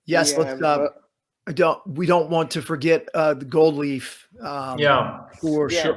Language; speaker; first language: English; native; English